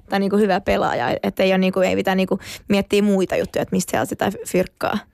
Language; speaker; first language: Finnish; non-native, local second language; Swedish